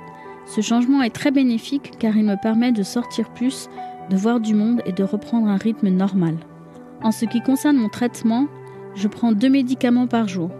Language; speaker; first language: French; native; French